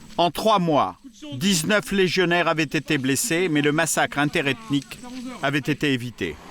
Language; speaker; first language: French; native; French